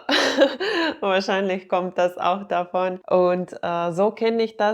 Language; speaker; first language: German; non-native, fluent; Finnish